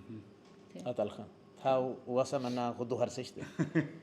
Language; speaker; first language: Mongolian; non-native, learner; Urdu